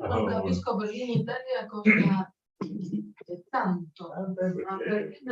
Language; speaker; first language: Italian; early bilingual, heritage; Spanish